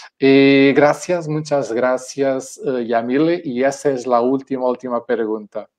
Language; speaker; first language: Spanish; non-native, fluent; Portuguese